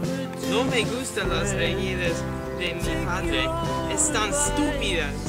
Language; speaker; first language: Spanish; non-native, learner; English